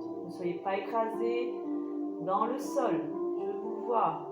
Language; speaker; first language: French; native; French